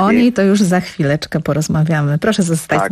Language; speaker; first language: Polish; native; Polish